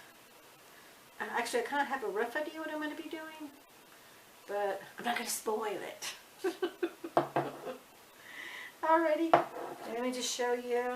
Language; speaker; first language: English; native; English